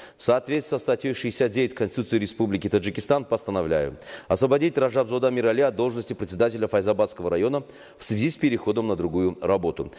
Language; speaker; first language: Russian; non-native, local second language; Tajik